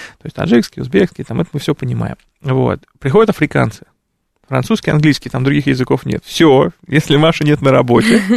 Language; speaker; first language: Russian; native; Russian